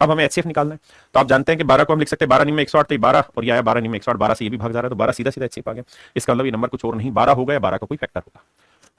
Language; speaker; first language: Hindi; native; Hindi